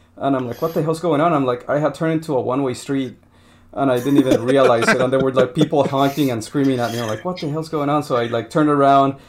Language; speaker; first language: English; non-native, fluent; Spanish